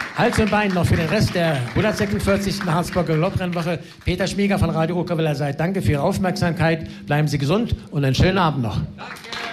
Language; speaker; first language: German; native; German